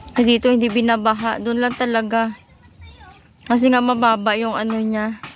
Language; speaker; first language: Filipino; non-native, local second language; Hiligaynon